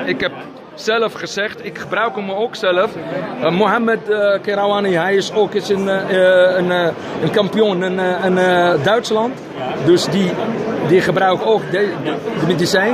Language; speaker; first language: Dutch; non-native, learner; Arabic